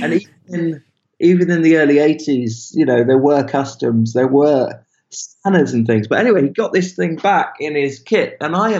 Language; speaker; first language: English; native; English